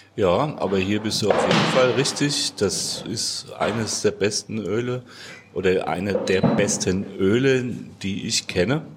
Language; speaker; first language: German; native; German